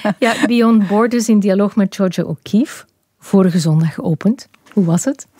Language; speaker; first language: Dutch; native; Dutch